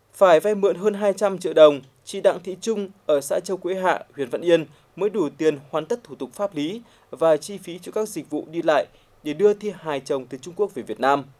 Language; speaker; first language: Vietnamese; native; Vietnamese